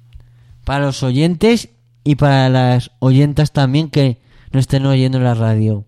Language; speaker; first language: Spanish; native; Spanish